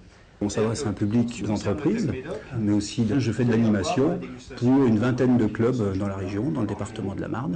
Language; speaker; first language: French; native; French